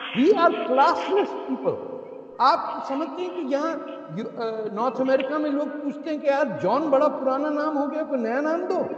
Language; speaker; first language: Urdu; native; Urdu